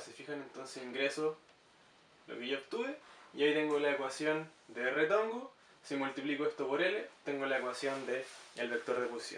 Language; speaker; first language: Spanish; native; Spanish